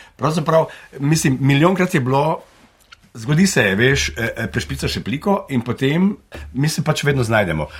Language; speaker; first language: Slovenian; native; Slovenian